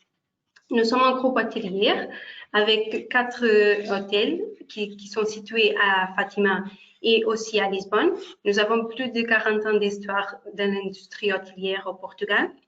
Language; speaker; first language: French; non-native, fluent; Portuguese